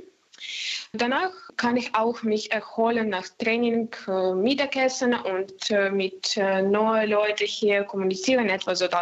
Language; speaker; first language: German; non-native, learner; Ukrainian